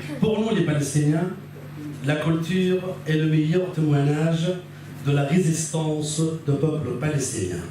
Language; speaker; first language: French; non-native, fluent; Arabic